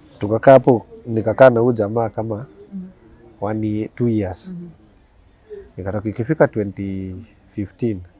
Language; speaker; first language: Swahili; non-native, local second language; Luo (Kenya and Tanzania)